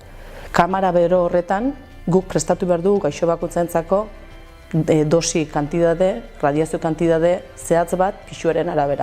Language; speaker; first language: Basque; native; Basque